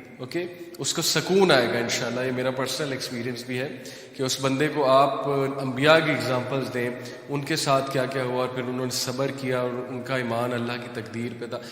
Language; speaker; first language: Urdu; native; Urdu